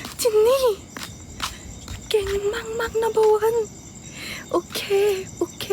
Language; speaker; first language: Thai; non-native, learner; Korean